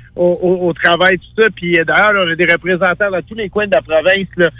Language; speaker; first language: French; native; French